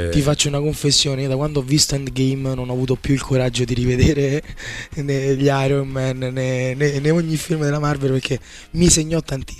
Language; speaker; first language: Italian; native; Italian